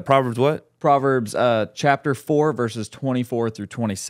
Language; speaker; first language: English; native; English